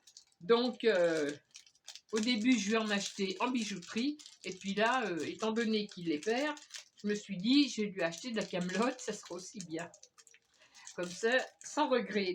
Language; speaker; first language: French; native; French